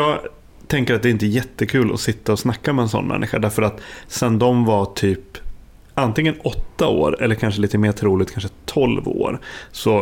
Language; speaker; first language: Swedish; native; Swedish